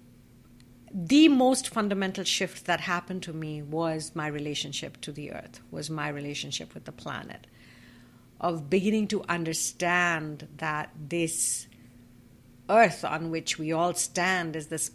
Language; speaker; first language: English; non-native, local second language; Bangla